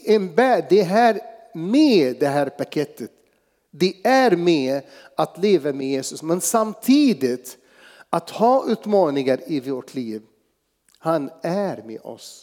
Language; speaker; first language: Swedish; non-native, fluent; Arabic